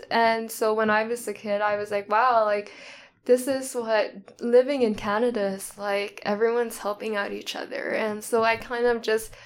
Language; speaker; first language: English; early bilingual, other home language; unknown